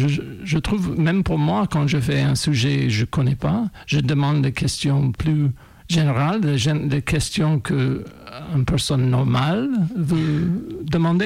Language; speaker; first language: French; non-native, fluent; English